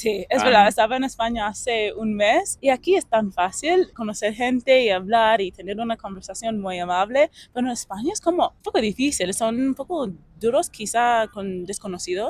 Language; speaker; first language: Spanish; non-native, fluent; English